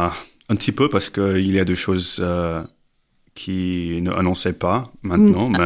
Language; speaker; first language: French; non-native, learner; English